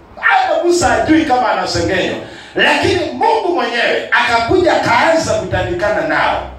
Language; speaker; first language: Swahili; non-native, local second language; Kikuyu